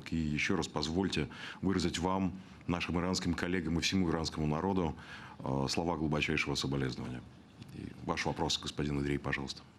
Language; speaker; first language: Russian; native; Russian